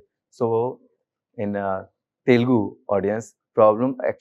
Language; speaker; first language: Telugu; non-native, local second language; Hindi